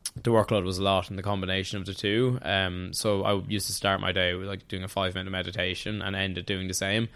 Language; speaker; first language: English; native; English